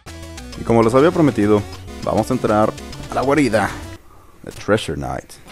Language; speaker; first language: Spanish; native; Spanish